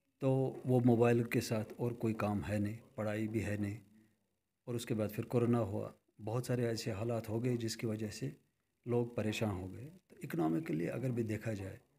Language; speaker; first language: Hindi; non-native, local second language; Kashmiri